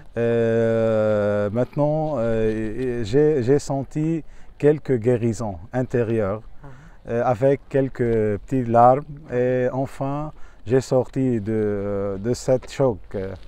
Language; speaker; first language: French; non-native, local second language; Arabic